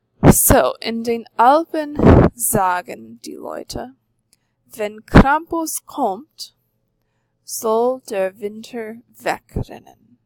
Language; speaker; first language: German; non-native, fluent; English